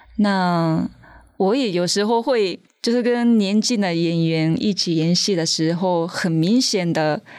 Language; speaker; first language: Chinese; non-native, fluent; Japanese